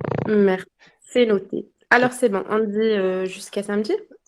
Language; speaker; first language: French; non-native, local second language; Arabic